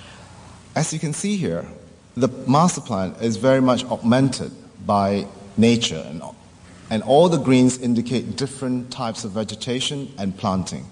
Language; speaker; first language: English; non-native, local second language; Min Nan Chinese